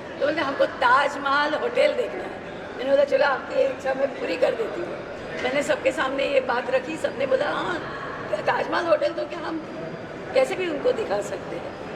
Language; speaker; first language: Hindi; native; Hindi